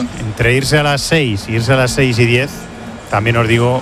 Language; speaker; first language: Spanish; native; Spanish